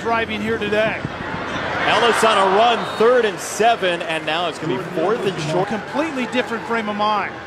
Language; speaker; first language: English; native; English